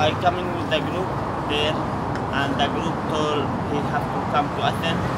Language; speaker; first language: English; non-native, learner; Arabic